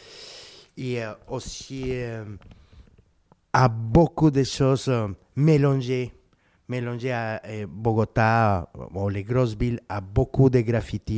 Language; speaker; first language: French; non-native, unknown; Spanish